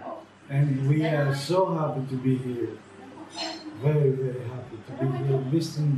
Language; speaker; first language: English; non-native, learner; Greek